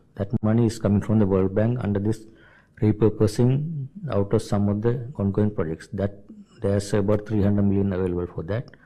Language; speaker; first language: English; non-native, local second language; Sinhala